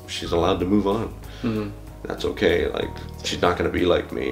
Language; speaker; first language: English; native; English